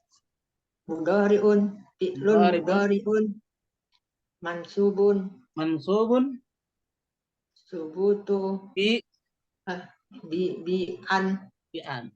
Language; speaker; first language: Arabic; non-native, learner; Indonesian